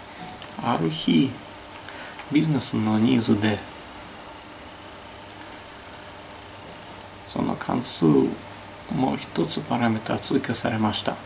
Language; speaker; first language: Japanese; non-native, fluent; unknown